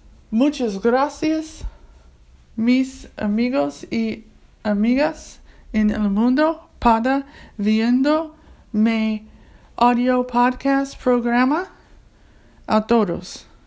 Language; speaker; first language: Spanish; non-native, learner; English